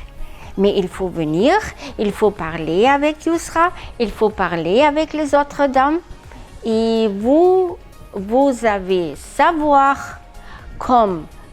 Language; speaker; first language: French; non-native, learner; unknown